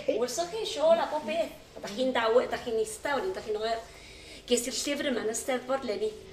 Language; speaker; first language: Welsh; early bilingual, heritage; Welsh